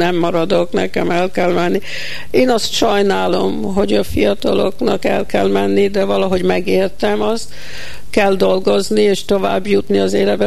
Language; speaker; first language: Hungarian; early bilingual, heritage; Hungarian